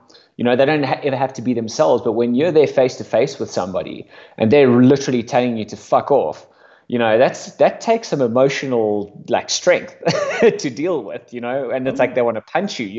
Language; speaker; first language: English; native; English